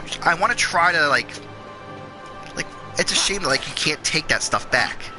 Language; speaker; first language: English; native; English